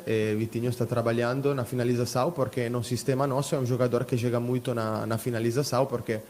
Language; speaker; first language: Portuguese; non-native, fluent; Italian